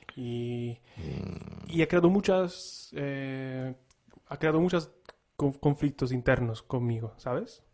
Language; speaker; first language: Spanish; non-native, fluent; Italian